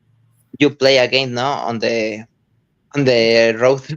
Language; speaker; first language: English; non-native, learner; Spanish